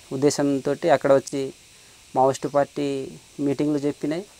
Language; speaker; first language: Telugu; native; Telugu